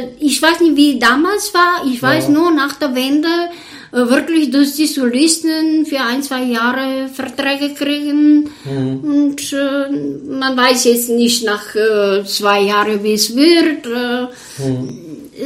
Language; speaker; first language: German; non-native, fluent; Bulgarian